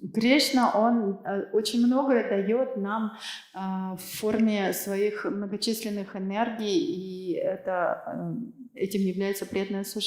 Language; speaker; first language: Russian; native; Russian